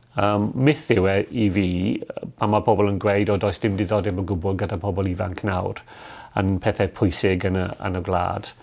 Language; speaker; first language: Welsh; non-native, local second language; English